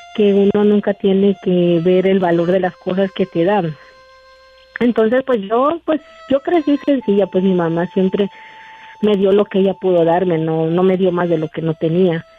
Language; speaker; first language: Spanish; native; Spanish